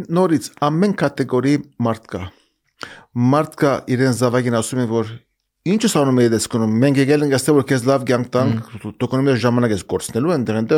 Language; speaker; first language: Armenian; early bilingual, heritage; Armenian